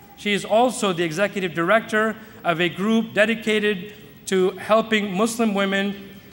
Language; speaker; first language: English; native; English